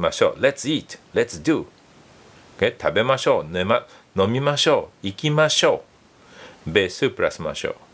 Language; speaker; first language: Japanese; non-native, fluent; English